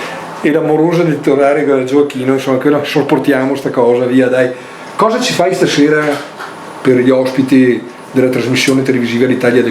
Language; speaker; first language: Italian; native; Italian